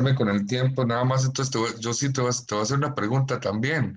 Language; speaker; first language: Spanish; native; Spanish